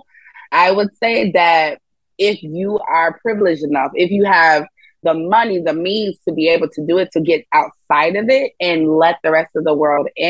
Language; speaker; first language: English; native; English